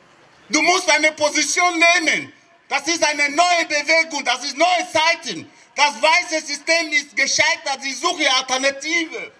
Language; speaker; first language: German; non-native, fluent; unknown